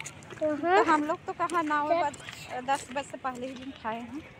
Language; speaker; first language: Hindi; non-native, local second language; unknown